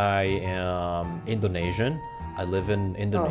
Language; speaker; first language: English; non-native, fluent; Indonesian